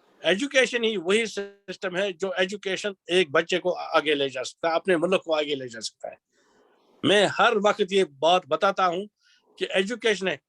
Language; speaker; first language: Urdu; non-native, local second language; Kashmiri